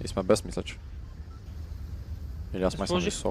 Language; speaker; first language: Bulgarian; native; Bulgarian